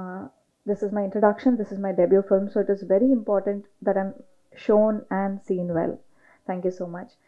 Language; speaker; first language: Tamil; non-native, learner; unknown